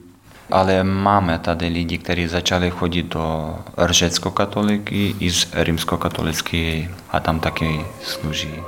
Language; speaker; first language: Czech; non-native, learner; Ukrainian